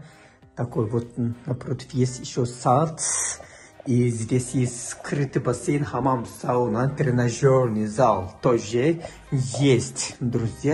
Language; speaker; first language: Russian; non-native, fluent; Turkish